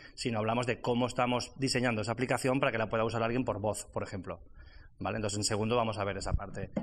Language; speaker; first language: Spanish; non-native, fluent; French